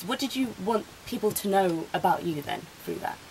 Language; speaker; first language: English; native; English